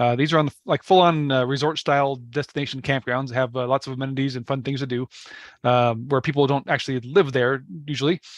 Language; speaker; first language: English; native; English